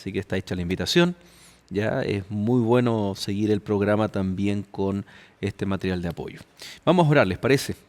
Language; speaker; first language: Spanish; native; Spanish